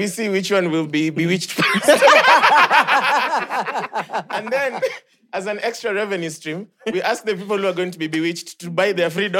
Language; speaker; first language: English; non-native, local second language; Swahili